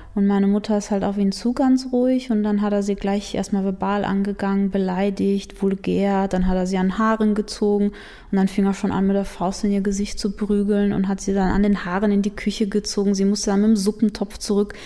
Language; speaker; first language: German; early bilingual, other home language; Polish